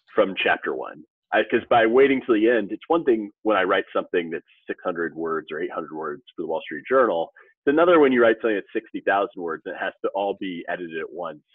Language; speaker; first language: English; native; English